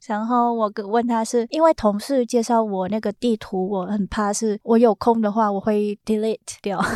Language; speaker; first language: Chinese; non-native, fluent; Vietnamese